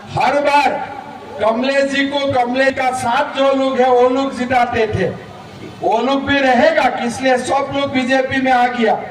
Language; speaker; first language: Hindi; non-native, local second language; Assamese